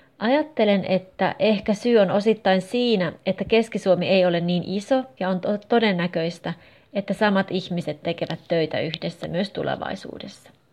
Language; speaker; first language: Finnish; native; Finnish